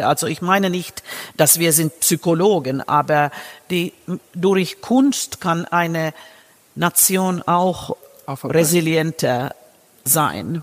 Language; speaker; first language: German; non-native, fluent; Finnish